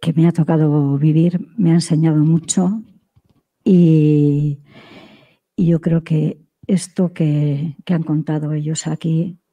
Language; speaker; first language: Spanish; native; Spanish